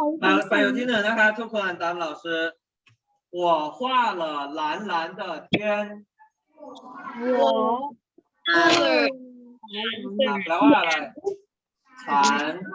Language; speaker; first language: Chinese; non-native, fluent; Thai